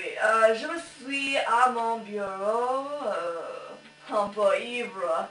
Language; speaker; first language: French; non-native, learner; English